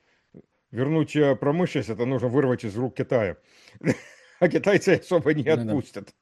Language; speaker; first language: Russian; early bilingual, heritage; Russian